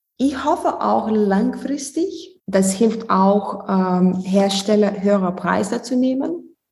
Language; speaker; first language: German; non-native, fluent; Lithuanian